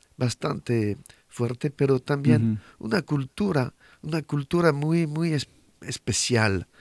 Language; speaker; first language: Spanish; non-native, fluent; French